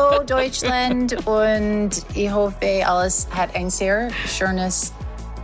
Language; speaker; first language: German; non-native, learner; English